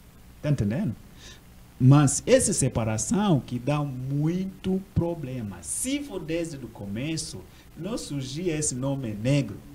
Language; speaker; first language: Portuguese; non-native, learner; Swahili